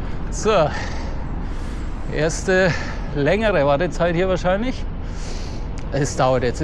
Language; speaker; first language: German; native; German